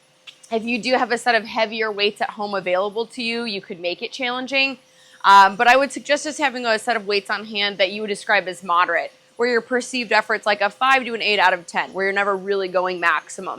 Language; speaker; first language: English; native; English